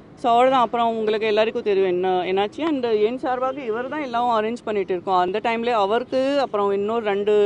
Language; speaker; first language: Tamil; non-native, local second language; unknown